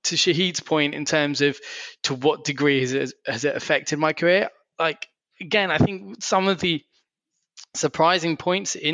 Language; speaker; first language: English; native; English